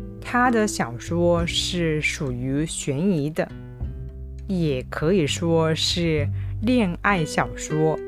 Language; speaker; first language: Chinese; non-native, fluent; Japanese